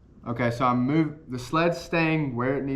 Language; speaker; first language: English; native; English